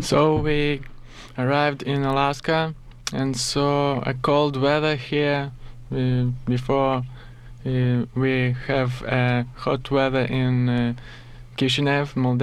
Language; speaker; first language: English; non-native, learner; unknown